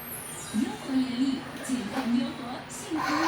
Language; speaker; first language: Chinese; non-native, learner; Indonesian